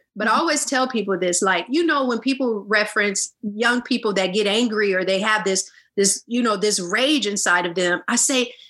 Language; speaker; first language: English; native; English